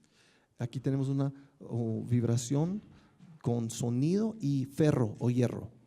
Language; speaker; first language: Spanish; native; Spanish